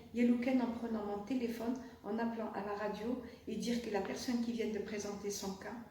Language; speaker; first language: French; non-native, local second language; Arabic